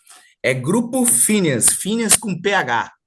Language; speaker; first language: Portuguese; native; Portuguese